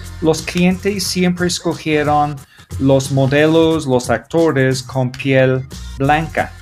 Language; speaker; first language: Spanish; non-native, learner; English